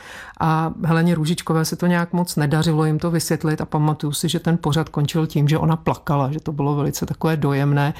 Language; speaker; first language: Czech; native; Czech